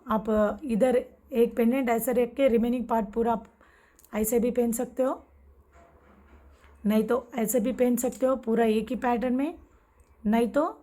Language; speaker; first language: Hindi; non-native, local second language; Telugu